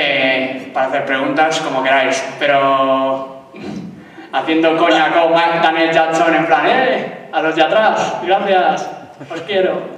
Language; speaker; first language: Spanish; native; Spanish